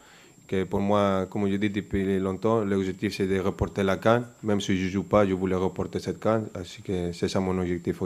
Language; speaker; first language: French; non-native, fluent; Spanish